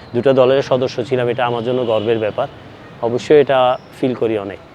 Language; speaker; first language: Bangla; native; Bangla